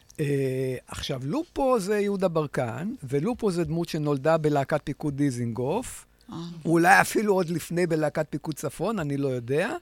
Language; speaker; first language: Hebrew; native; Hebrew